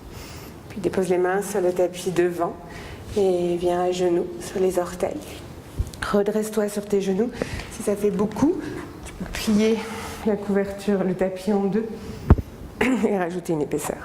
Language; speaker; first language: French; native; French